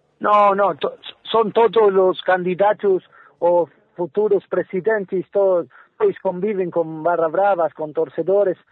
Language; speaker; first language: Portuguese; non-native, learner; Spanish